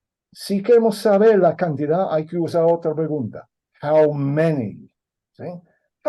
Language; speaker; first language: Spanish; non-native, fluent; English